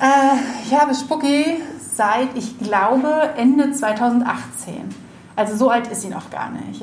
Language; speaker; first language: German; native; German